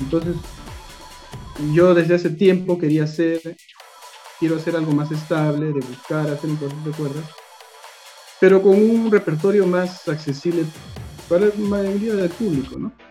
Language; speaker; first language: Spanish; native; Spanish